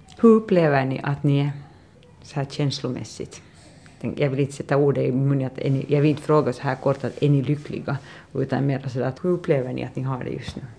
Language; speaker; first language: Swedish; native; Swedish